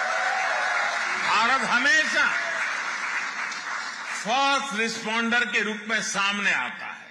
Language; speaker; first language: Hindi; non-native, local second language; Gujarati